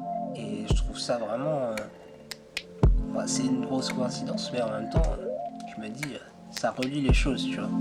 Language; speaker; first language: French; native; French